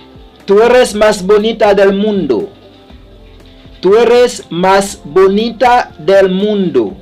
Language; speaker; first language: Spanish; non-native, learner; Haitian Creole